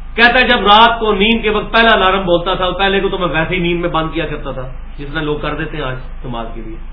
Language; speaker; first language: Urdu; non-native, local second language; Punjabi